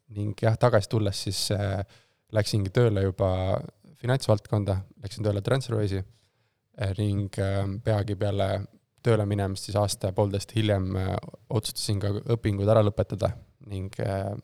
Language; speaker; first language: Estonian; native; Estonian